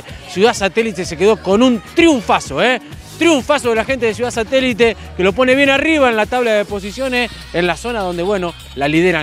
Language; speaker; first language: Spanish; native; Spanish